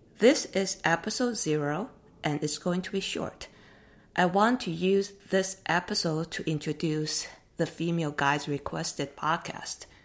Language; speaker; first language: English; non-native, fluent; Chinese